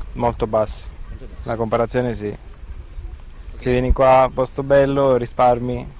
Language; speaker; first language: Italian; native; Italian